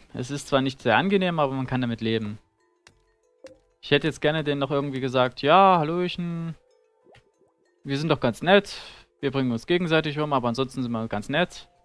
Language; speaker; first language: German; native; German